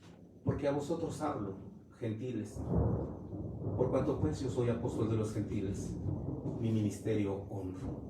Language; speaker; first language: Spanish; native; Spanish